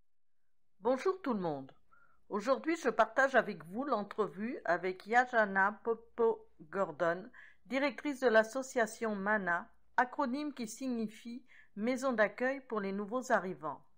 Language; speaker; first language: French; native; French